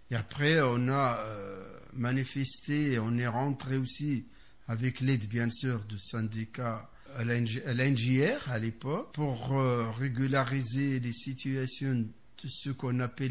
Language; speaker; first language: French; non-native, fluent; Arabic